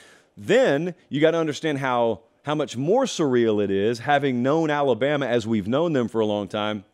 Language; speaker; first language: English; native; English